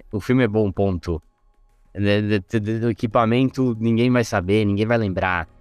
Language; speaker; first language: Portuguese; non-native, fluent; Italian